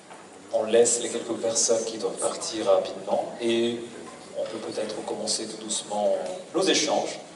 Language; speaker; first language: French; native; French